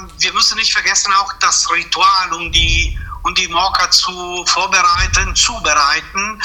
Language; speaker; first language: German; non-native, fluent; Italian